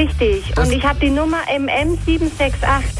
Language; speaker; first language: German; native; German